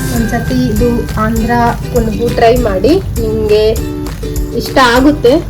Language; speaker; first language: Kannada; non-native, local second language; Telugu